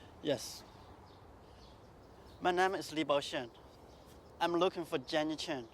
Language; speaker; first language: English; non-native, learner; Chinese